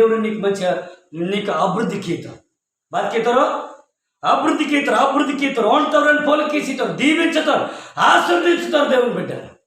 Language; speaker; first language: Telugu; non-native, local second language; Koya